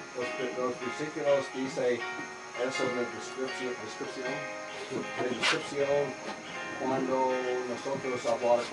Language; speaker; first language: Spanish; non-native, learner; English